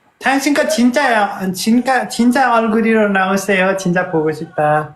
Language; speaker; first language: Korean; non-native, learner; Nepali